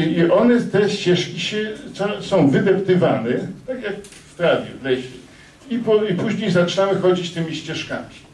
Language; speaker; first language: Polish; native; Polish